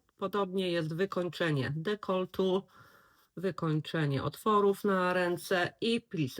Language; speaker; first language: Polish; native; Polish